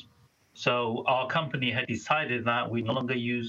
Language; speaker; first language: English; non-native, local second language; Chinese